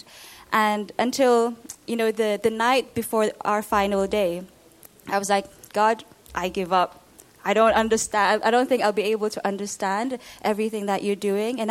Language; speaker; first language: English; non-native, local second language; Filipino